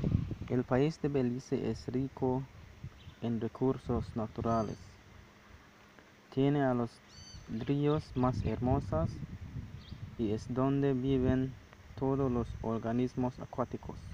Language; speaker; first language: Spanish; non-native, learner; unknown